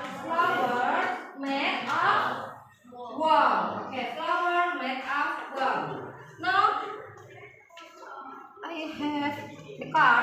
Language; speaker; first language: English; non-native, learner; Indonesian